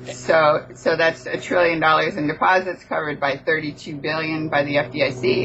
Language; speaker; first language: English; native; English